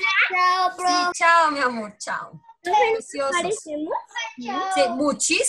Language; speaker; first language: Spanish; native; Spanish